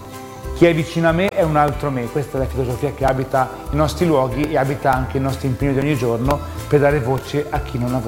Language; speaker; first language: Italian; native; Italian